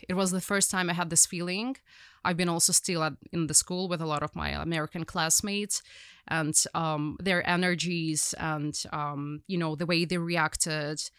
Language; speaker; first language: English; non-native, fluent; Ukrainian